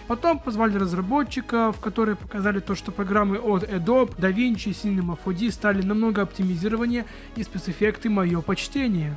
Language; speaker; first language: Russian; native; Russian